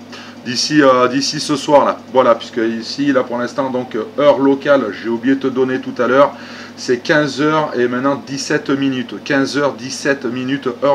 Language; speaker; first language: French; native; French